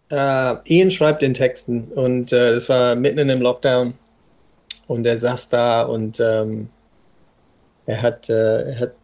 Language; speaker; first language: German; non-native, fluent; English